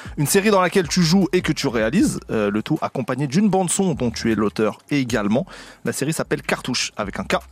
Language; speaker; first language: French; native; French